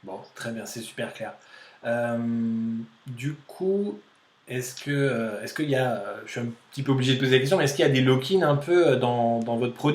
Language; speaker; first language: French; native; French